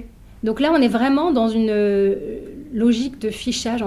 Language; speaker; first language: French; native; French